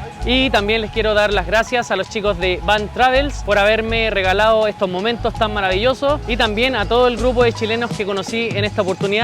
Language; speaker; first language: Spanish; native; Spanish